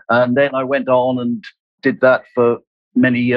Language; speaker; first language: English; native; English